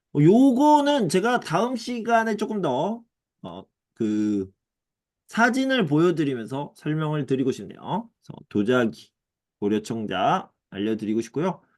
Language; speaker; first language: Korean; native; Korean